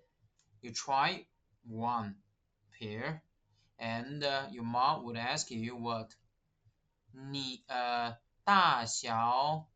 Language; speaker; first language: English; non-native, fluent; Chinese